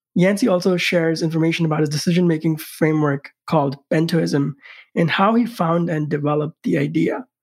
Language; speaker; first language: English; non-native, local second language; Hindi